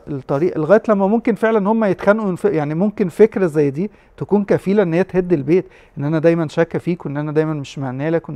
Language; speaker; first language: Arabic; native; Arabic